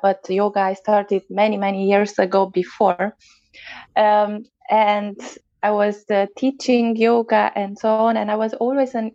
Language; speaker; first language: English; non-native, fluent; Romanian